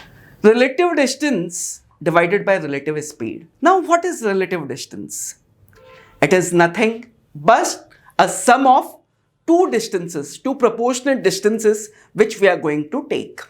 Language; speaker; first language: English; non-native, local second language; Hindi